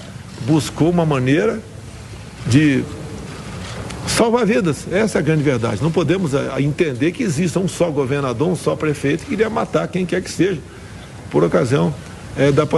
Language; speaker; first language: Portuguese; native; Portuguese